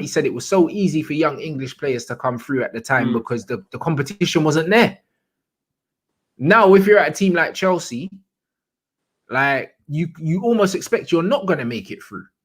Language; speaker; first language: English; native; English